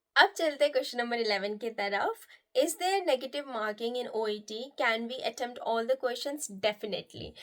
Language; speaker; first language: Hindi; non-native, local second language; Nepali